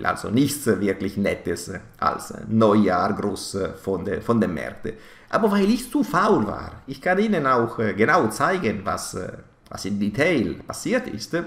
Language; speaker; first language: German; non-native, fluent; Italian